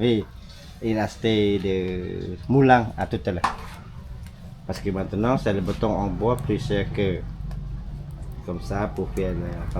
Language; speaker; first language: French; non-native, learner; Khmer